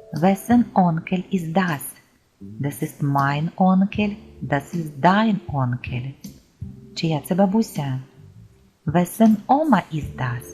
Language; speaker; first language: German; non-native, fluent; Ukrainian